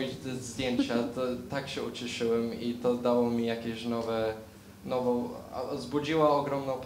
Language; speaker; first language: Polish; early bilingual, heritage; Polish